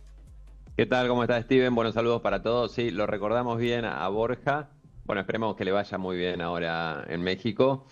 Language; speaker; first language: Spanish; native; Spanish